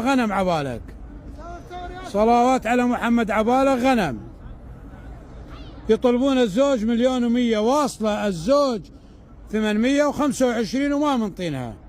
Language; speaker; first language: Arabic; native; Arabic